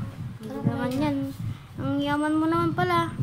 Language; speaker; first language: Filipino; native; Filipino